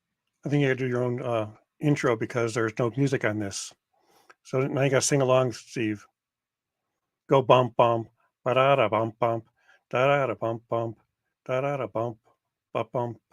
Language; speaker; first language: English; native; English